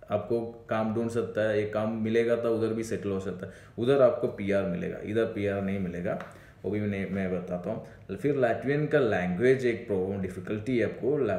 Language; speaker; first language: Hindi; non-native, local second language; Malayalam